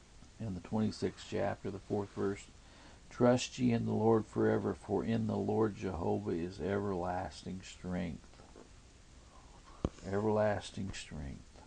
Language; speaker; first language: English; native; English